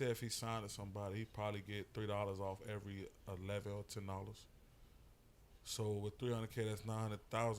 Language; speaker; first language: English; native; English